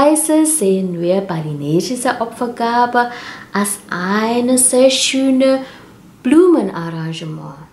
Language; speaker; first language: German; non-native, fluent; Indonesian